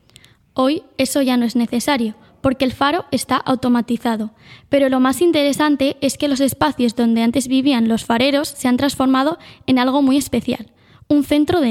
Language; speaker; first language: Spanish; native; Spanish